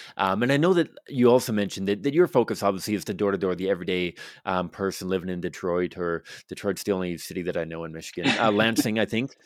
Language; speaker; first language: English; native; English